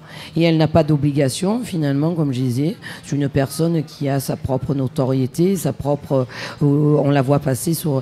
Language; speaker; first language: French; native; French